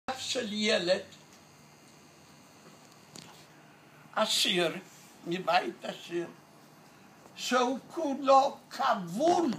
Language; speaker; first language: Hebrew; non-native, fluent; Yiddish